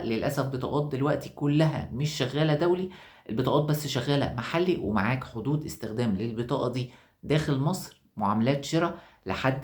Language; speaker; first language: Arabic; native; Arabic